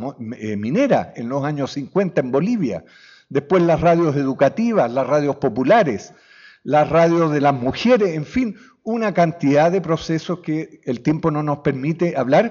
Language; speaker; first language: Spanish; native; Spanish